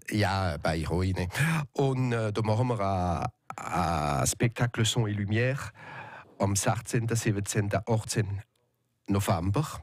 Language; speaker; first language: German; non-native, local second language; French